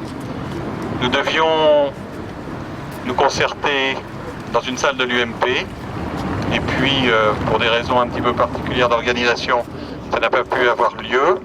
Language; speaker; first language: French; native; French